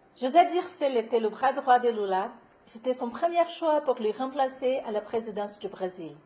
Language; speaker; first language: French; non-native, fluent; Portuguese